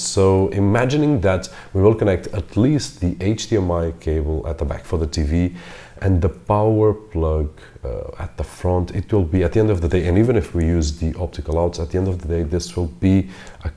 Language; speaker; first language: English; non-native, fluent; Portuguese